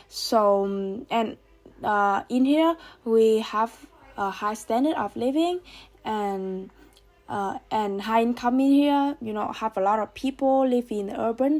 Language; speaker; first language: English; non-native, learner; Vietnamese